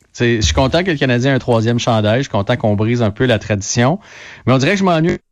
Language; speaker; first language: French; native; French